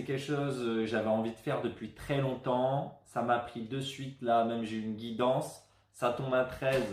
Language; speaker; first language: French; native; French